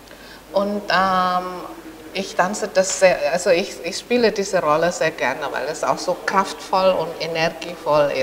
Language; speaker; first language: German; non-native, fluent; Indonesian